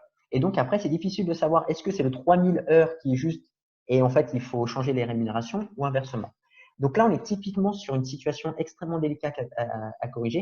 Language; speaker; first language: French; native; French